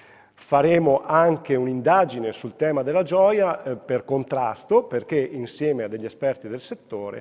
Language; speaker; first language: Italian; native; Italian